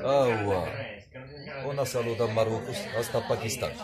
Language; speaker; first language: Spanish; non-native, learner; Arabic